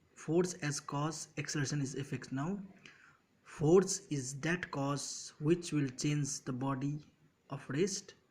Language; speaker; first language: English; non-native, local second language; Nepali